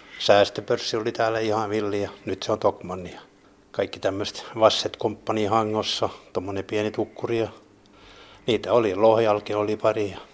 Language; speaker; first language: Finnish; native; Finnish